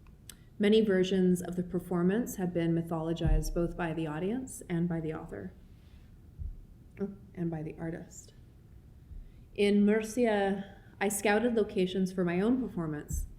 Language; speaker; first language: English; native; English